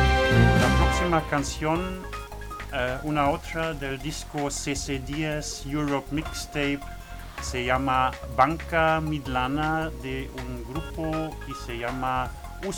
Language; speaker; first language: Spanish; non-native, learner; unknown